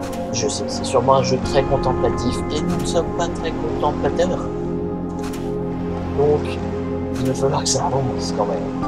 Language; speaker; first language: French; native; French